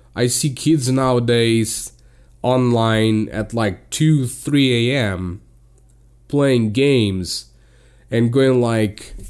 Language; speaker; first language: English; non-native, fluent; Portuguese